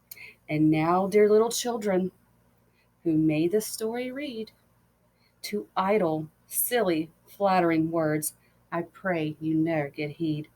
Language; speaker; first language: English; native; English